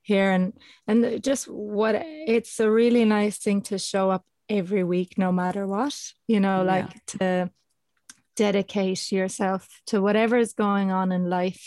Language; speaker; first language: English; native; English